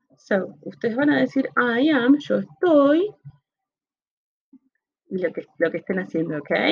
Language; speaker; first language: Spanish; native; Spanish